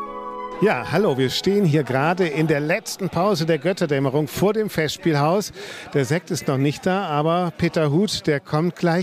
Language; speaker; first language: German; native; German